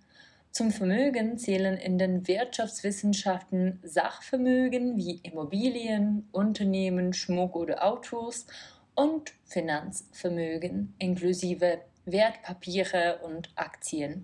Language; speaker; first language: German; non-native, fluent; Czech